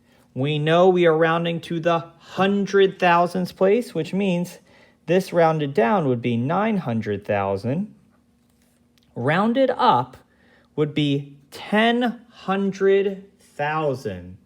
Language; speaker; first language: English; native; English